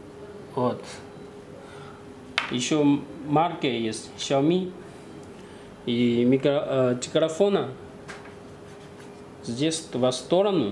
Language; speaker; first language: Russian; non-native, learner; Chinese